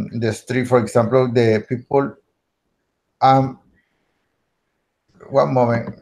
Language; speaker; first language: English; non-native, learner; Spanish